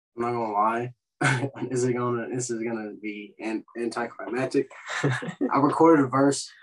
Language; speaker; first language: English; native; English